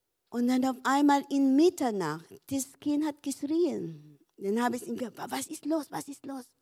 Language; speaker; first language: German; non-native, learner; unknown